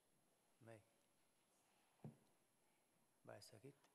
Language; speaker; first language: Basque; non-native, local second language; Spanish